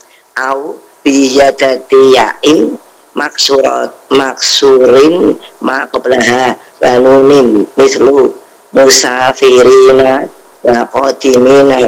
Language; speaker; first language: Arabic; non-native, learner; Indonesian